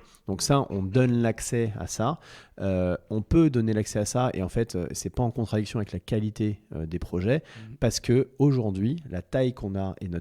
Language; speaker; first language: French; native; French